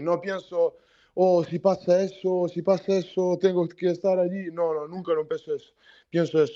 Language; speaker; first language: Spanish; non-native, learner; Serbian